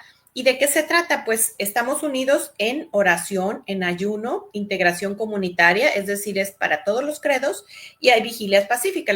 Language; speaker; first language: Spanish; native; Spanish